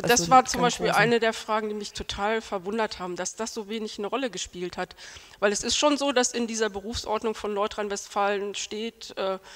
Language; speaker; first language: German; native; German